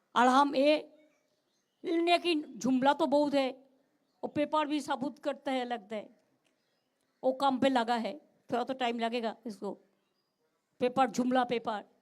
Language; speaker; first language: Hindi; non-native, local second language; Bangla